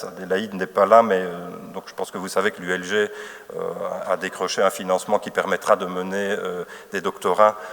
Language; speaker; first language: French; native; French